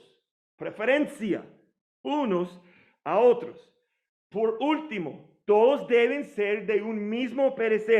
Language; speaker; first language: Spanish; non-native, fluent; English